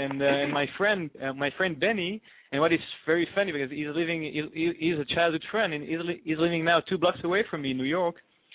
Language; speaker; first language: English; non-native, fluent; French